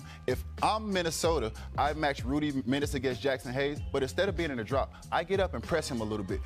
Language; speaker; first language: English; native; English